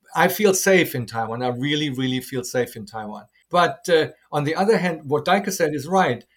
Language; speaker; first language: English; non-native, fluent; German